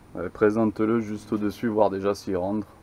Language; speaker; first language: French; native; French